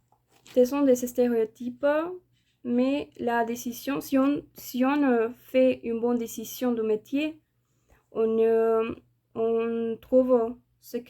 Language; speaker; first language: French; non-native, fluent; Spanish